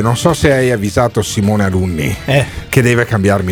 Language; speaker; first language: Italian; native; Italian